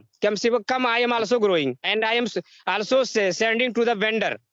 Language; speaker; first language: English; non-native, learner; Hindi